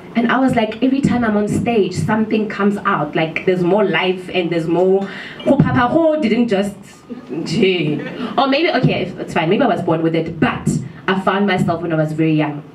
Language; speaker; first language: English; non-native, local second language; Southern Sotho